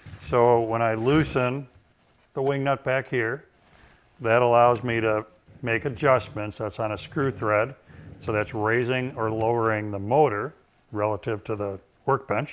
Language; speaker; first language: English; native; English